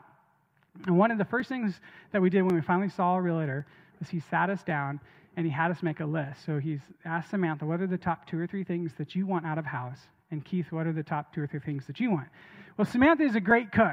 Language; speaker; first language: English; native; English